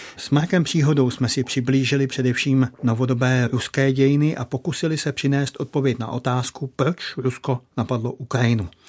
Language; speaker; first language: Czech; native; Czech